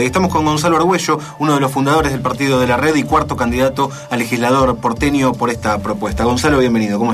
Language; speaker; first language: Spanish; native; Spanish